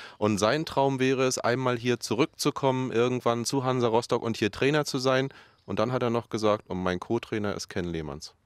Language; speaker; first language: German; native; German